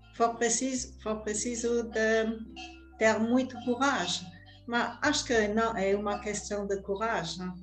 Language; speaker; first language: Portuguese; non-native, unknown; French